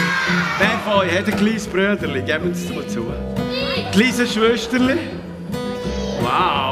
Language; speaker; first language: German; native; German